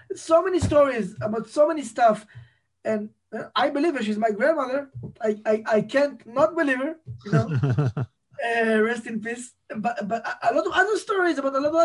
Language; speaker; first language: English; non-native, fluent; Hebrew